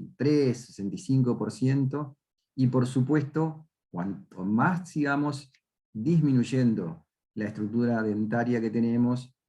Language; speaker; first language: Spanish; native; Spanish